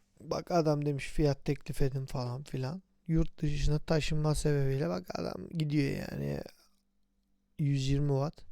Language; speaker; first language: Turkish; native; Turkish